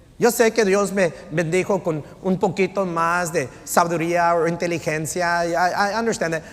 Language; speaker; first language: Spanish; non-native, fluent; English